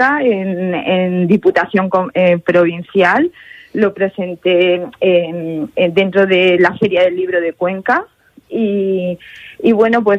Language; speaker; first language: Spanish; native; Spanish